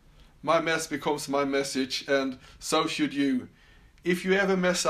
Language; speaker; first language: English; non-native, fluent; Swedish